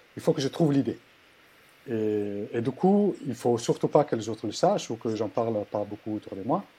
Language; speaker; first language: French; non-native, fluent; Italian